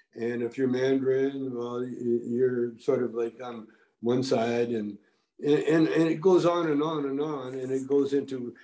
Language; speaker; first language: English; native; English